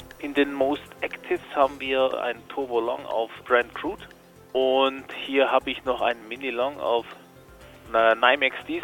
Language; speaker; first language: German; native; German